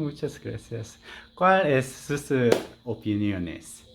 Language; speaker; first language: Spanish; non-native, learner; Korean